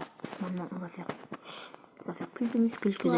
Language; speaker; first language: French; native; French